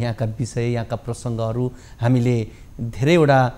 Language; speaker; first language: Nepali; native; Nepali